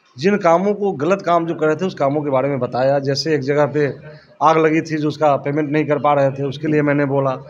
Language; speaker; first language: Hindi; native; Hindi